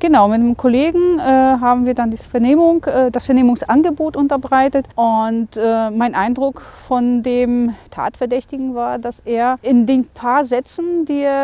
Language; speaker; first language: German; native; German